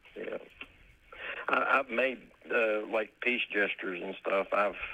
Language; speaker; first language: English; native; English